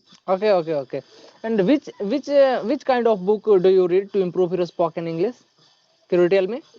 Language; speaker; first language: English; non-native, learner; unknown